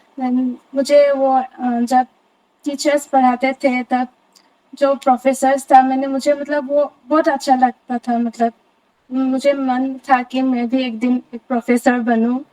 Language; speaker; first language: Hindi; non-native, local second language; Assamese